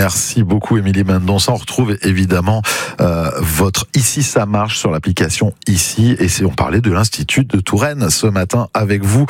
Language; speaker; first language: French; native; French